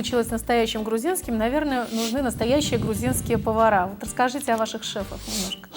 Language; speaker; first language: Russian; native; Russian